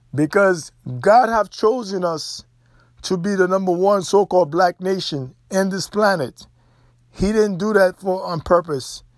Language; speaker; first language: English; non-native, fluent; Haitian Creole